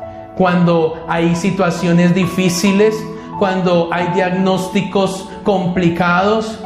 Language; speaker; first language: Spanish; native; Spanish